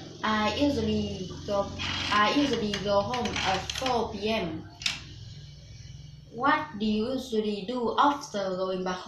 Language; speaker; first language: English; non-native, learner; Vietnamese